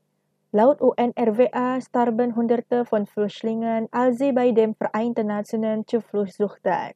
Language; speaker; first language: German; non-native, fluent; Indonesian